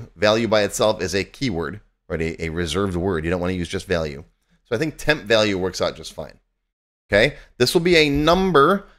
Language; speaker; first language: English; native; English